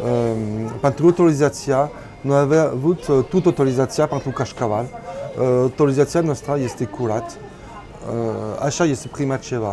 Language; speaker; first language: Romanian; non-native, learner; French